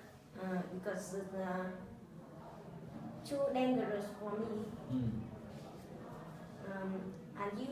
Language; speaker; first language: English; non-native, learner; Vietnamese